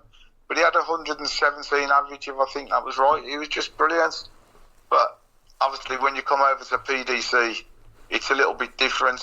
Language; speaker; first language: English; native; English